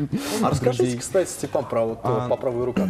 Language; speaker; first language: Russian; native; Russian